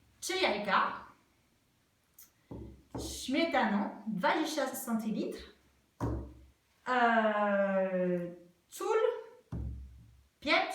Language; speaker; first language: Polish; non-native, learner; French